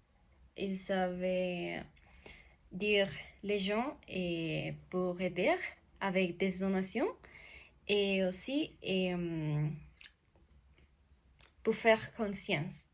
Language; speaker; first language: French; non-native, learner; Spanish